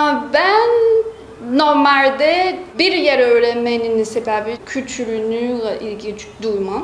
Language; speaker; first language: Turkish; non-native, learner; Chinese